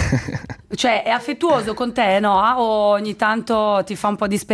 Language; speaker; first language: Italian; native; Italian